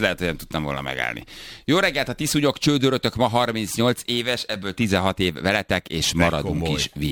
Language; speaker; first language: Hungarian; native; Hungarian